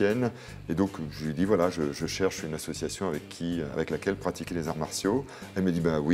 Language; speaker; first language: French; native; French